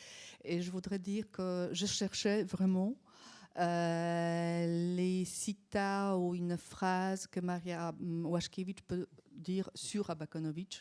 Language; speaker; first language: French; non-native, fluent; Polish